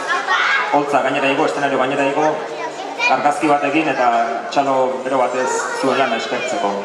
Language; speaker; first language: Basque; native; Basque